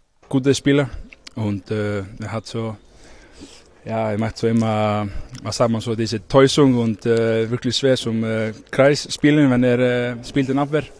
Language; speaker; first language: German; non-native, learner; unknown